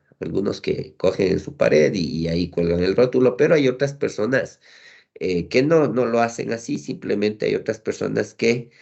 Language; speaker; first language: Spanish; native; Spanish